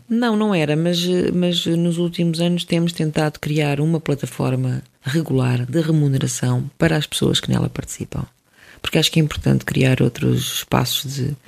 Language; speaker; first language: Portuguese; early bilingual, other home language; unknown